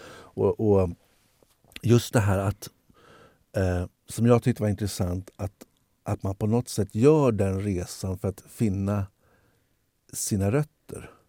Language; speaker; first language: Swedish; native; Swedish